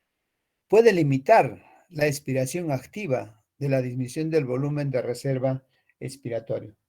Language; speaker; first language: Spanish; native; Spanish